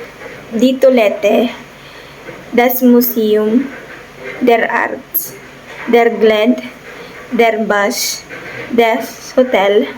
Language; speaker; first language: German; non-native, learner; Bikol